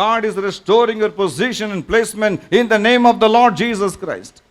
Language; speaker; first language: English; non-native, local second language; Tamil